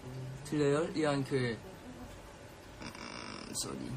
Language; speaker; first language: Korean; non-native, fluent; Thai